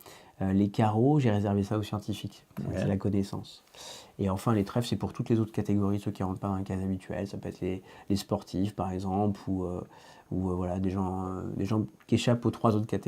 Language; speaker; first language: French; native; French